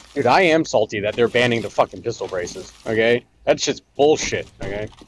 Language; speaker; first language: English; native; English